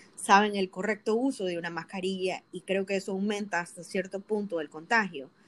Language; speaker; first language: Spanish; native; Spanish